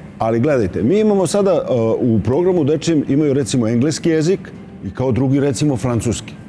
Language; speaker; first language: Serbian; native; Serbian